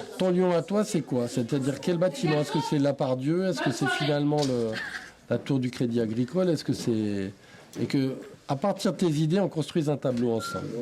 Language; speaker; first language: French; native; French